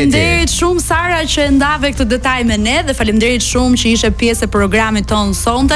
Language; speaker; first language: Albanian; native; Albanian